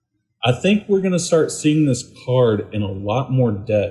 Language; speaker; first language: English; native; English